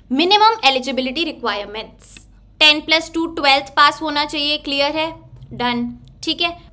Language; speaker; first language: Hindi; native; Hindi